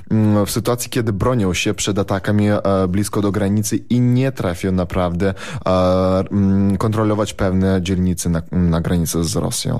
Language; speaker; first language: Polish; non-native, fluent; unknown